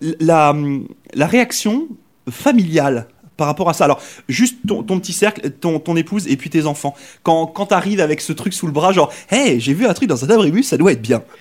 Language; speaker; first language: French; native; French